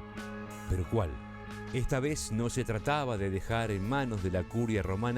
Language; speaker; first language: Spanish; native; Spanish